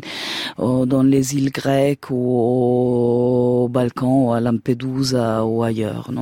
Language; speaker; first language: French; non-native, fluent; German